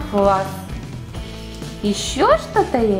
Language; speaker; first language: Russian; native; Russian